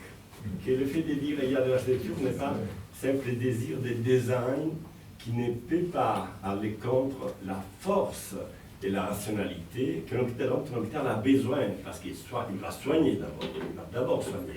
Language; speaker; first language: French; native; French